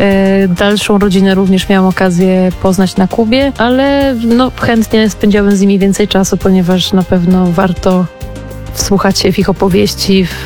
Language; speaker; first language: Polish; native; Polish